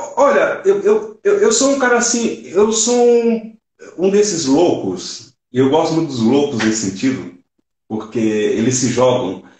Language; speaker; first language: Portuguese; early bilingual, other home language; Swahili